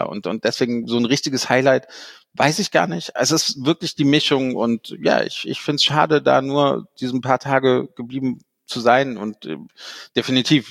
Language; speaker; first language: German; native; German